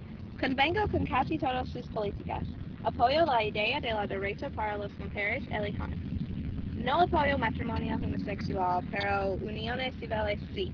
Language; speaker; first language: Spanish; non-native, learner; English